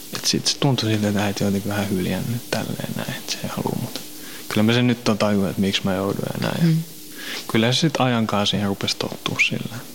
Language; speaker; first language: Finnish; native; Finnish